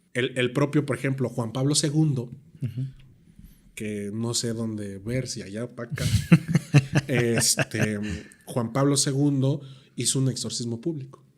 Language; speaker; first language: Spanish; native; Spanish